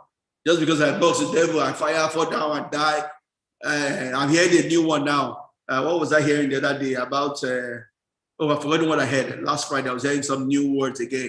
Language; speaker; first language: English; non-native, local second language; Yoruba